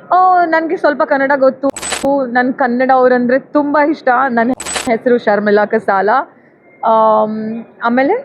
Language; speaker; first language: Kannada; non-native, learner; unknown